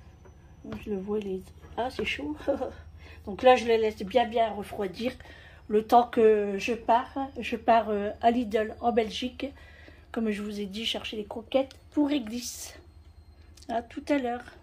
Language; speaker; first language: French; native; French